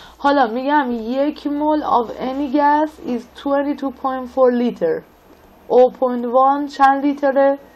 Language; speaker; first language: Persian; native; Persian